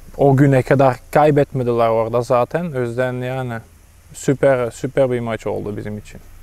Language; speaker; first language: Turkish; non-native, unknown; Dutch